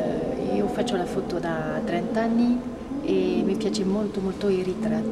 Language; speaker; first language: Italian; non-native, fluent; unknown